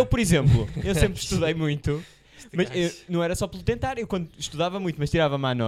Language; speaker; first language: Portuguese; native; Portuguese